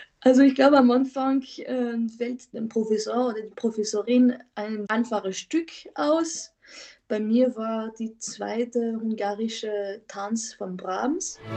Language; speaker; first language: German; non-native, fluent; French